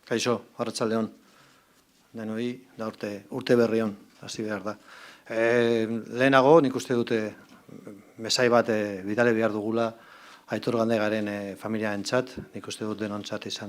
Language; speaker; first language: Basque; non-native, local second language; Spanish